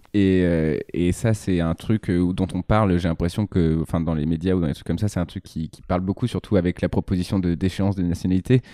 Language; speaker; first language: French; native; French